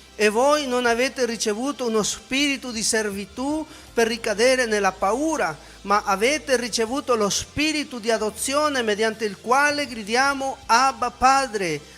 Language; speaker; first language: Italian; non-native, fluent; Spanish